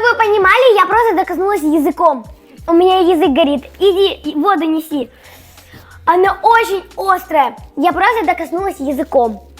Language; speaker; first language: Russian; native; Russian